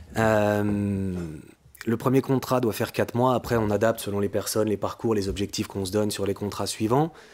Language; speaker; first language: French; native; French